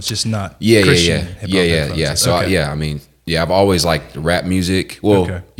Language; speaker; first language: English; native; English